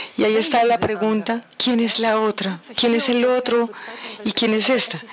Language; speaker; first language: Spanish; non-native, fluent; Ukrainian